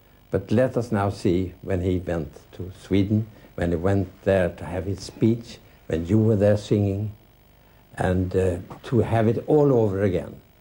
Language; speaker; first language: English; non-native, fluent; Swedish